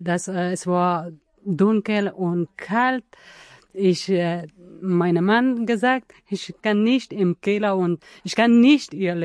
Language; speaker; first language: German; non-native, learner; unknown